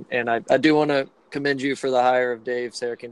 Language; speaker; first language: English; native; English